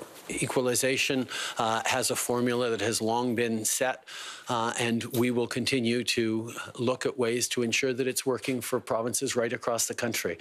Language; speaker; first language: English; native; English